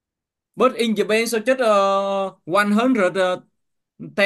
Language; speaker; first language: English; non-native, learner; Vietnamese